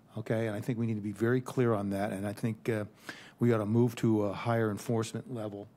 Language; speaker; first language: English; native; English